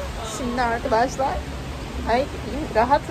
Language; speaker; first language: Turkish; native; Turkish